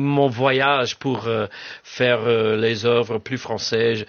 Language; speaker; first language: French; non-native, learner; English